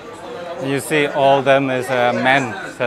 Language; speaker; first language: English; non-native, fluent; Indonesian